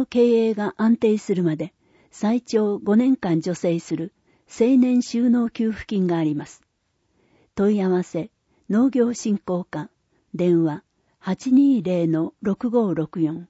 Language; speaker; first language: Japanese; native; Japanese